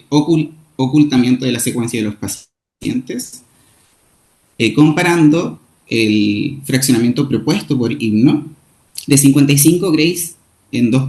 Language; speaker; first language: Spanish; native; Spanish